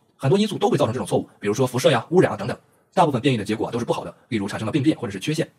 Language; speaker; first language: Chinese; native; Chinese